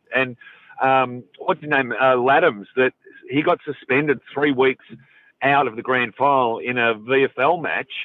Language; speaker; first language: English; native; English